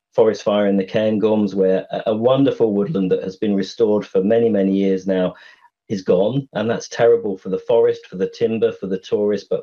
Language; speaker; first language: English; native; English